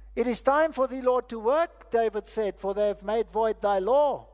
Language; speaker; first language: English; non-native, local second language; Afrikaans